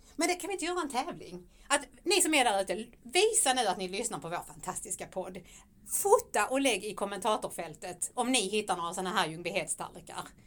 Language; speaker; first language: Swedish; native; Swedish